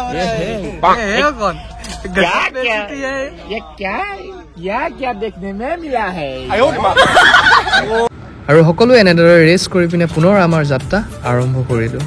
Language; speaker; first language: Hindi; non-native, local second language; Assamese